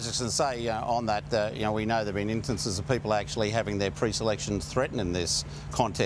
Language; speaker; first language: English; native; English